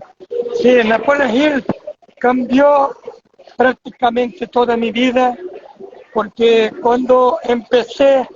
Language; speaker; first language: Spanish; non-native, fluent; Portuguese